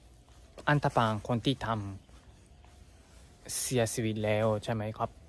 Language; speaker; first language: Thai; non-native, learner; Japanese